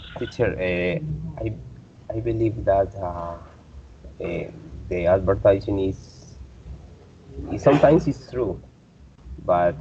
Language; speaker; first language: English; non-native, learner; Spanish